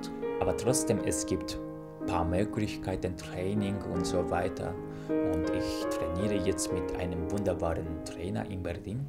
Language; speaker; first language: German; non-native, fluent; Japanese